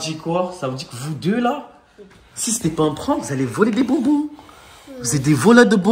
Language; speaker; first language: French; native; French